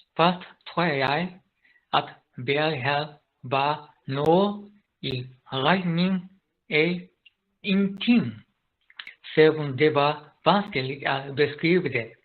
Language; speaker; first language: Danish; non-native, learner; Japanese